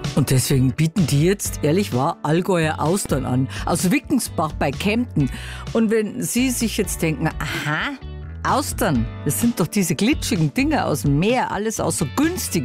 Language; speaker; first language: German; native; German